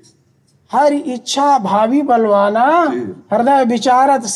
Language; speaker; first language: Hindi; native; Hindi